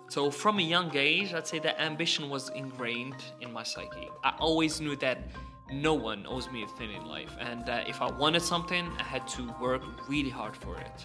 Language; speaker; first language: English; non-native, fluent; Arabic